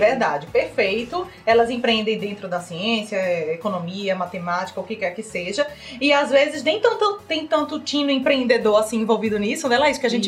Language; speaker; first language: Portuguese; native; Portuguese